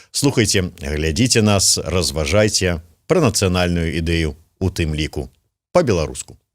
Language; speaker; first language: Belarusian; native; Belarusian